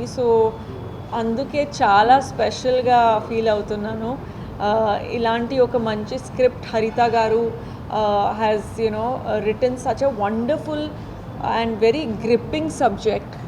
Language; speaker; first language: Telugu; non-native, fluent; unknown